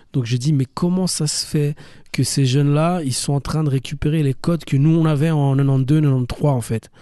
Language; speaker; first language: French; native; French